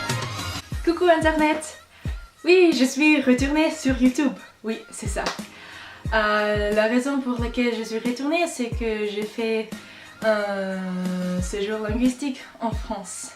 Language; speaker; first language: French; non-native, local second language; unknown